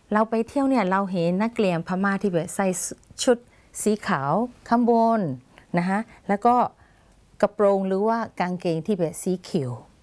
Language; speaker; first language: Thai; non-native, fluent; Burmese